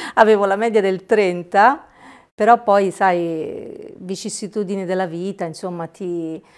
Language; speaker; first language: Italian; native; Italian